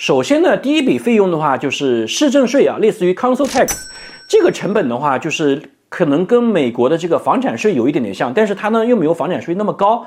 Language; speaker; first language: Chinese; native; Chinese